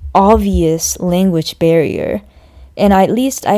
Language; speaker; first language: English; non-native, fluent; Japanese